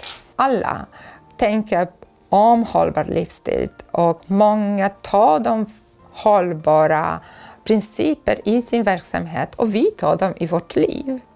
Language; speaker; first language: Swedish; non-native, fluent; Polish